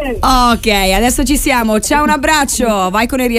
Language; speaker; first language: Italian; native; Italian